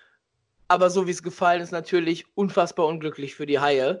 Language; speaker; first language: German; native; German